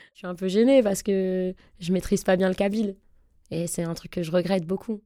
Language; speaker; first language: French; native; French